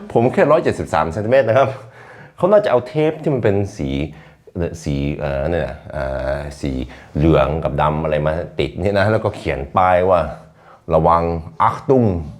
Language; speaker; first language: Thai; non-native, fluent; Norwegian